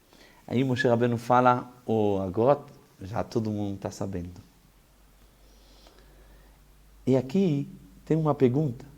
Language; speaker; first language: Portuguese; non-native, fluent; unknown